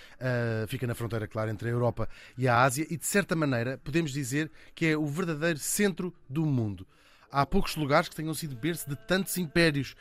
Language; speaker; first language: Portuguese; native; Portuguese